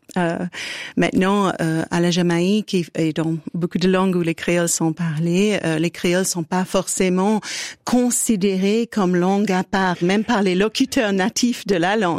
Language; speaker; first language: French; native; French